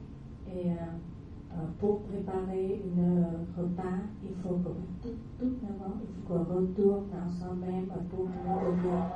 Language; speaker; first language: French; non-native, learner; Vietnamese